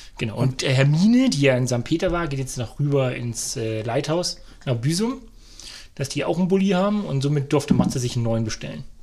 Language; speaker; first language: German; native; German